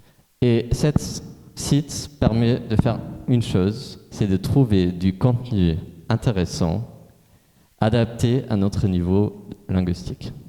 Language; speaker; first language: French; non-native, fluent; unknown